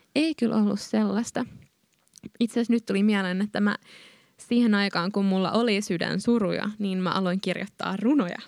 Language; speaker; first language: Finnish; native; Finnish